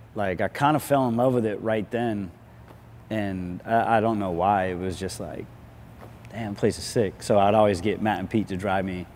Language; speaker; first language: English; native; English